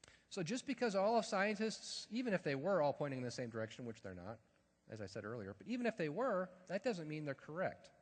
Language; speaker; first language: English; native; English